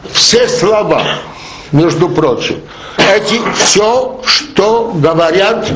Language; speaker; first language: Russian; non-native, fluent; Polish